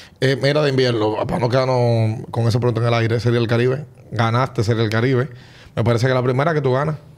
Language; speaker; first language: Spanish; native; Spanish